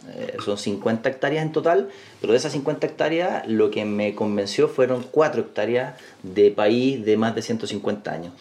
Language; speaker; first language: Spanish; native; Spanish